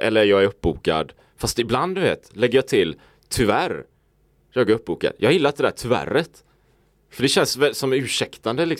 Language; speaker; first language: Swedish; native; Swedish